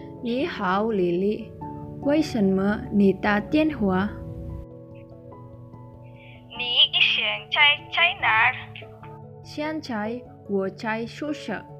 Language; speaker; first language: Chinese; non-native, learner; Indonesian